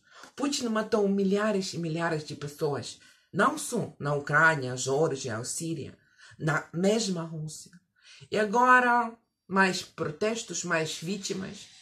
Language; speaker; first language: Portuguese; non-native, fluent; Russian